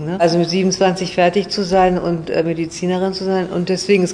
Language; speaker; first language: German; native; German